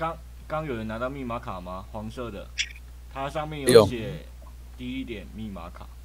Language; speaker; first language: Chinese; native; Chinese